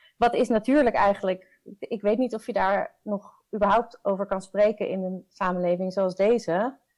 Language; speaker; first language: Dutch; native; Dutch